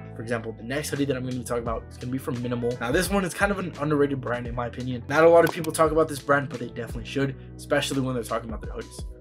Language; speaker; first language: English; native; English